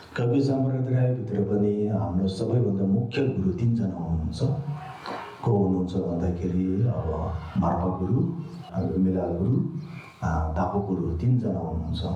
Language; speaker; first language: Nepali; non-native, local second language; Tibetan